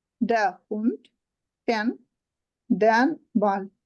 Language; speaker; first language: German; non-native, learner; Ukrainian